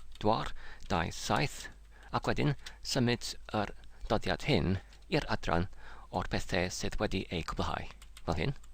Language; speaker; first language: Welsh; non-native, learner; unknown